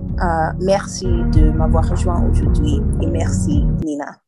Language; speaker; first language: French; non-native, learner; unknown